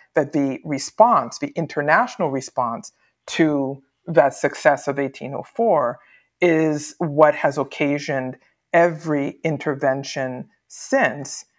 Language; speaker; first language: English; native; English